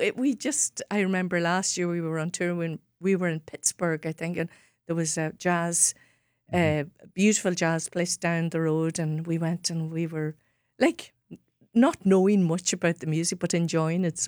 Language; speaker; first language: English; non-native, local second language; Irish